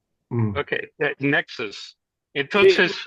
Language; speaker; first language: Spanish; non-native, learner; English